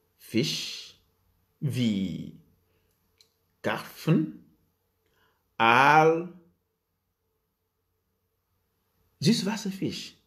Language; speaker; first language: German; non-native, learner; Wolof